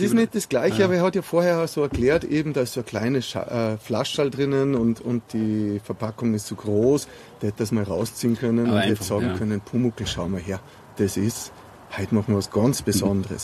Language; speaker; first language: German; native; German